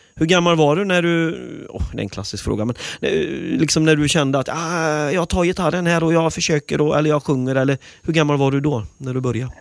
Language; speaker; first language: Swedish; native; Swedish